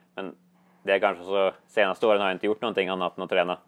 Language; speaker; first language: Swedish; non-native, fluent; Norwegian